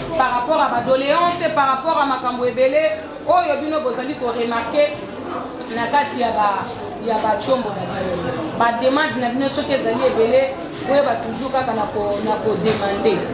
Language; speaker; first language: Lingala; native; Lingala